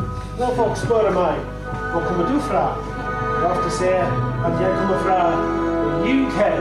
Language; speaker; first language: Swedish; non-native, learner; English